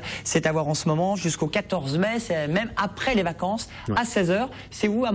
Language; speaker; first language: French; native; French